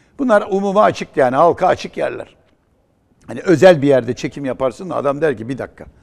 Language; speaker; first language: Turkish; native; Turkish